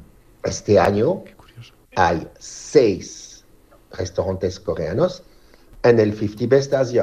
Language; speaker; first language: Spanish; non-native, learner; French